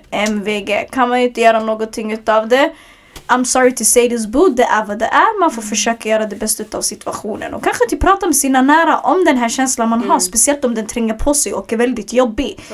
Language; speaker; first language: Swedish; early bilingual, other home language; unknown